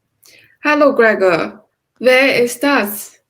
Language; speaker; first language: German; non-native, learner; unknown